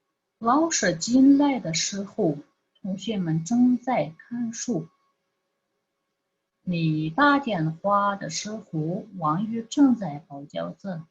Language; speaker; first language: Chinese; non-native, fluent; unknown